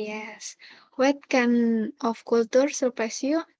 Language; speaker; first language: English; non-native, learner; Indonesian